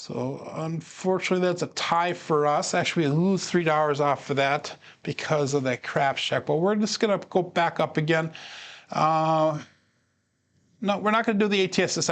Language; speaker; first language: English; native; English